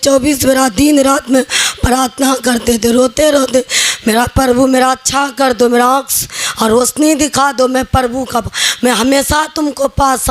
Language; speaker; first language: Hindi; non-native, local second language; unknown